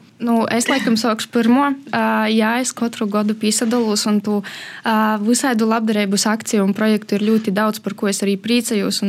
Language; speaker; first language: Latvian; native; Latvian